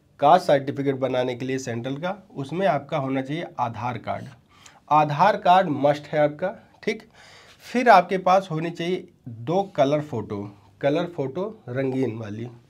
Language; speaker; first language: Hindi; native; Hindi